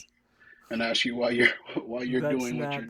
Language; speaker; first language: English; native; English